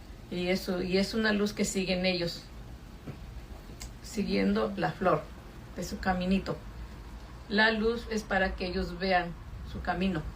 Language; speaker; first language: Spanish; native; Spanish